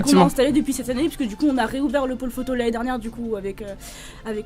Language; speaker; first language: French; native; French